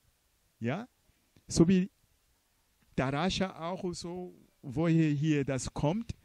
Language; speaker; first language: German; non-native, fluent; Portuguese